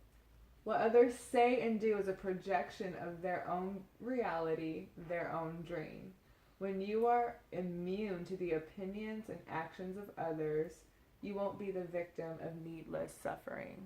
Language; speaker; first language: English; native; English